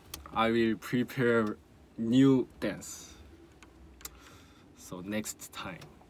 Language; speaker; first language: English; non-native, learner; Korean